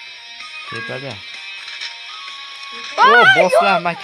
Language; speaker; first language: Turkish; non-native, learner; Uzbek